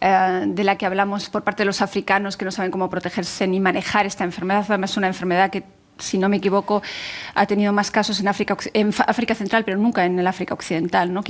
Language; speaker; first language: Spanish; native; Spanish